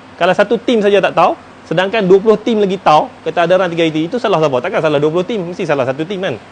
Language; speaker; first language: Malay; native; Malay